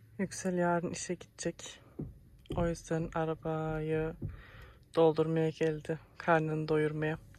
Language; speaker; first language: Turkish; early bilingual, heritage; Turkish